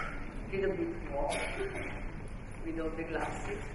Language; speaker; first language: English; non-native, fluent; Italian